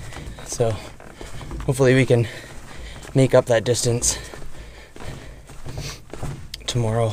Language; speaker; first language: English; native; English